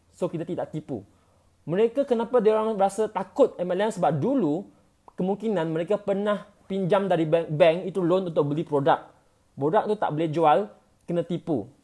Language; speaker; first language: Malay; non-native, local second language; Chinese